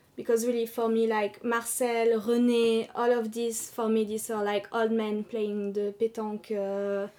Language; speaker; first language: English; non-native, fluent; French